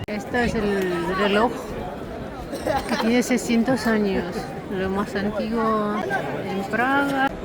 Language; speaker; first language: Spanish; non-native, fluent; Russian